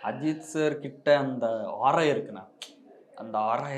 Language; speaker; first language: Tamil; non-native, learner; Telugu